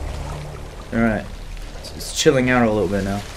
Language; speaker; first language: English; native; English